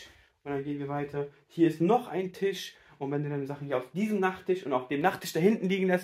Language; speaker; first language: German; native; German